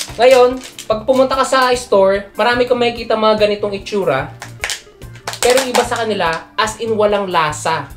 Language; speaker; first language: Filipino; native; Filipino